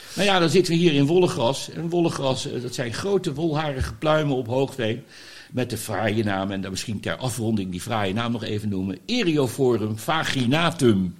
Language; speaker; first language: Dutch; native; Dutch